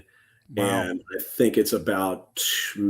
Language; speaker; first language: English; native; English